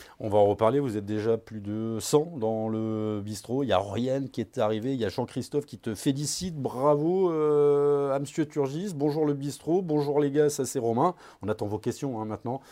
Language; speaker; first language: French; native; French